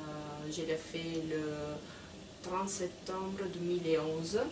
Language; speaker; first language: French; non-native, fluent; Italian